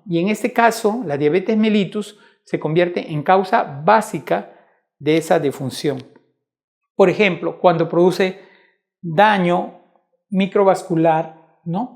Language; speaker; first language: Spanish; native; Spanish